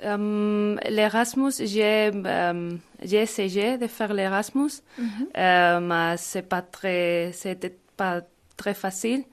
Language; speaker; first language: French; non-native, learner; Spanish